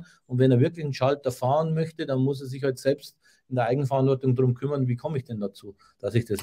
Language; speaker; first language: German; native; German